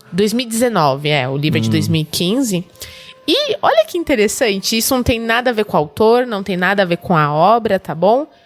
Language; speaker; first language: Portuguese; native; Portuguese